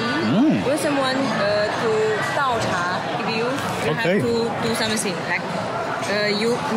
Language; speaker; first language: English; non-native, learner; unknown